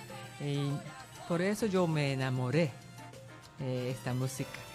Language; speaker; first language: Spanish; non-native, learner; Japanese